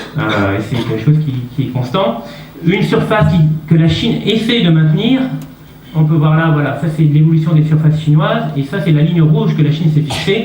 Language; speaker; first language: French; native; French